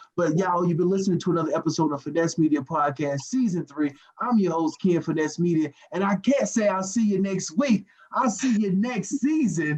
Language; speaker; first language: English; native; English